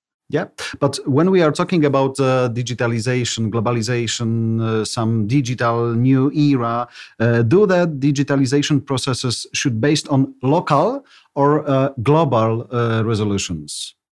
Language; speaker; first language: English; non-native, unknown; Polish